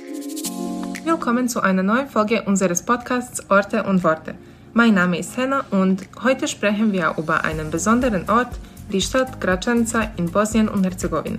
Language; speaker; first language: German; non-native, learner; Bosnian